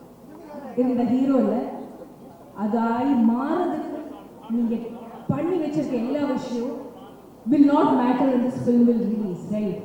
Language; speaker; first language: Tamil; non-native, learner; Malayalam